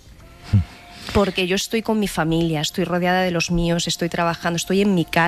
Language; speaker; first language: Spanish; native; Spanish